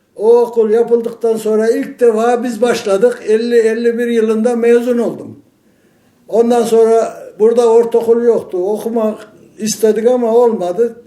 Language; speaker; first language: Turkish; native; Turkish